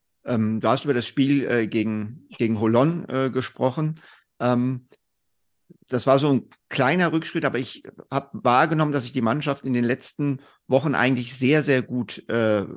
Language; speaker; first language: German; native; German